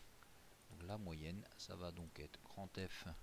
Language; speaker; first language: French; native; French